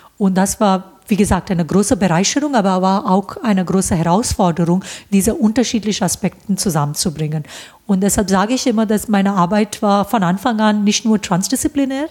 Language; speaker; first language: German; non-native, fluent; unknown